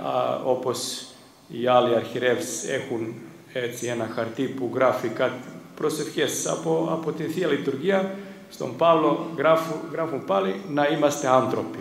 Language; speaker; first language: Greek; non-native, fluent; Serbian